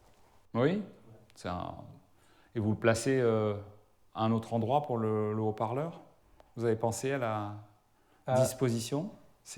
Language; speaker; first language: French; native; French